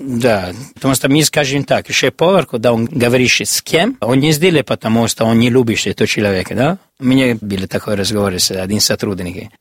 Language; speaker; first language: Russian; non-native, learner; Italian